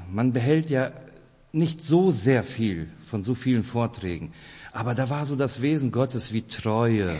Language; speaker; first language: German; early bilingual, other home language; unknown